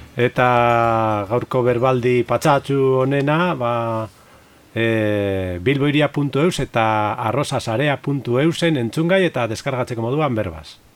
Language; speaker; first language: Basque; native; Basque